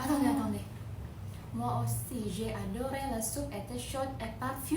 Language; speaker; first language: French; non-native, learner; Indonesian